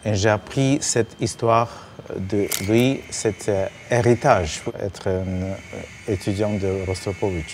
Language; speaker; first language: French; non-native, learner; Russian